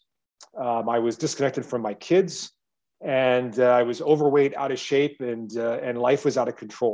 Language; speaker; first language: English; native; English